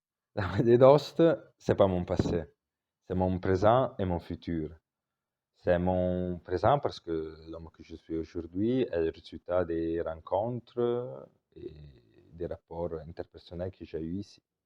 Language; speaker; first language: French; non-native, local second language; Italian